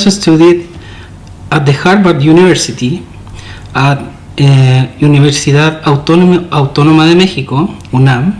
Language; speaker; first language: English; non-native, fluent; Spanish